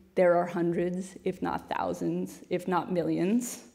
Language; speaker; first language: English; native; English